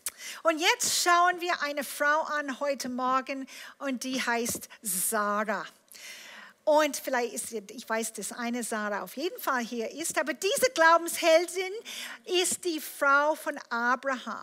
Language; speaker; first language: German; non-native, fluent; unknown